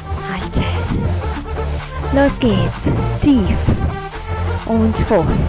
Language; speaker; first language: German; native; German